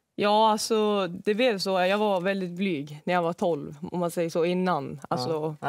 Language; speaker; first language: Swedish; native; Swedish